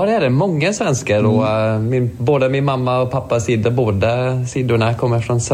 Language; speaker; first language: Swedish; non-native, fluent; English